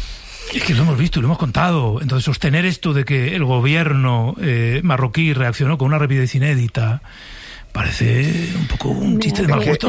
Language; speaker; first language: Spanish; native; Spanish